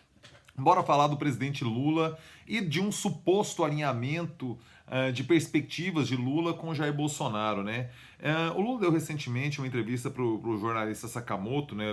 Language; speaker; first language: Portuguese; native; Portuguese